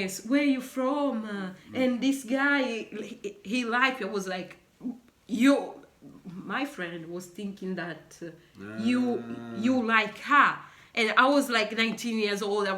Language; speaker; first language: English; non-native, local second language; Swahili